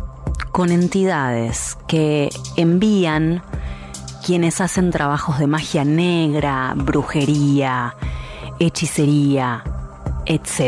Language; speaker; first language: Spanish; native; Spanish